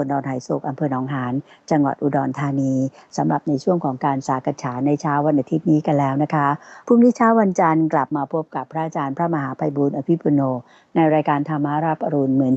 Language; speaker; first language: Thai; native; Thai